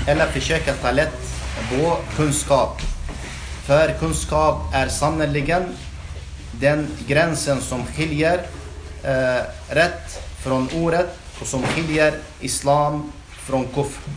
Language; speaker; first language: Swedish; non-native, fluent; Arabic